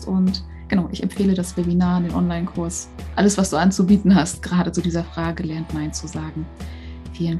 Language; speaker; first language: German; native; German